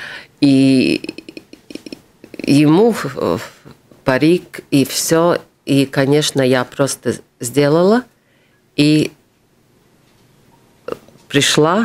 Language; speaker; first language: Russian; non-native, local second language; Latvian